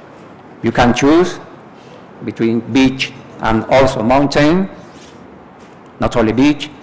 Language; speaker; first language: English; non-native, fluent; Spanish